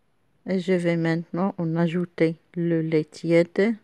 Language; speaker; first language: French; non-native, local second language; Arabic